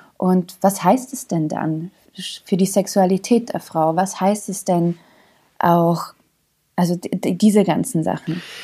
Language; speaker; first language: German; early bilingual, other home language; Croatian